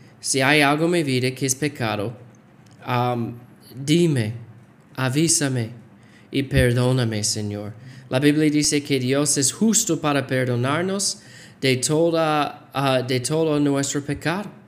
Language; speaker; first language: Spanish; non-native, fluent; English